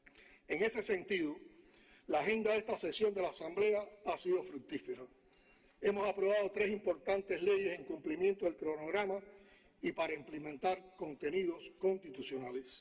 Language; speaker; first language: Spanish; native; Spanish